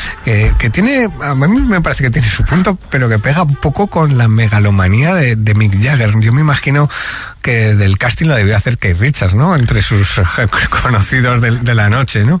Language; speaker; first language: Spanish; native; Spanish